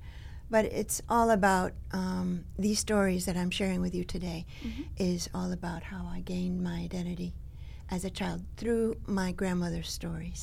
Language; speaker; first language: English; early bilingual, other home language; Spanish